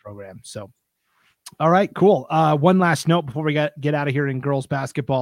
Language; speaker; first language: English; native; English